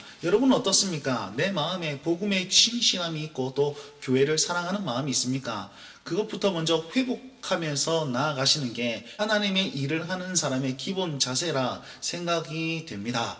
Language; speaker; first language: Korean; native; Korean